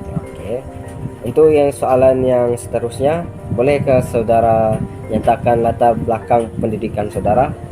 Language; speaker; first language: Malay; non-native, local second language; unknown